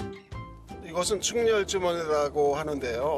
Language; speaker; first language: Korean; native; Korean